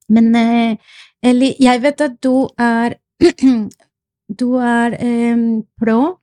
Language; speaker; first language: Norwegian; non-native, fluent; Spanish